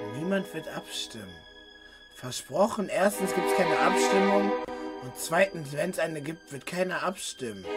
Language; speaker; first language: German; native; German